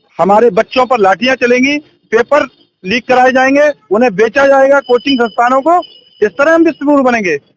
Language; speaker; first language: Hindi; native; Hindi